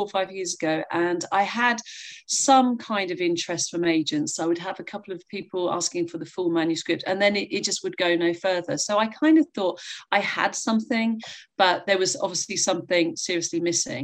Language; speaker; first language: English; native; English